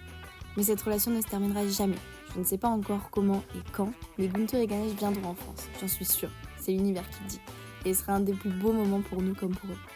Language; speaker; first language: French; native; French